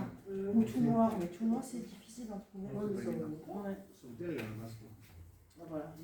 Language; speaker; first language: French; native; French